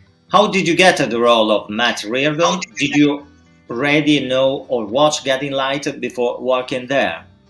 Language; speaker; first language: English; non-native, fluent; Italian